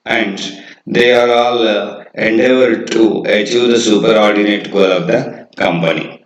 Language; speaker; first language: English; non-native, local second language; Kannada